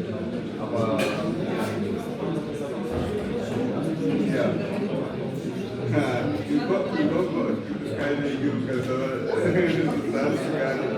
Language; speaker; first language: German; non-native, learner; Russian